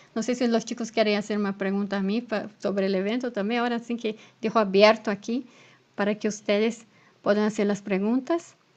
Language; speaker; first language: Spanish; non-native, fluent; Portuguese